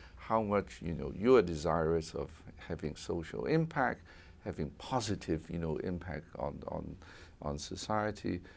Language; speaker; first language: English; non-native, local second language; Cantonese